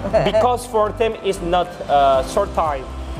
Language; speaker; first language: English; non-native, learner; Indonesian